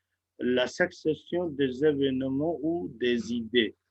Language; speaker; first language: French; non-native, fluent; Hindi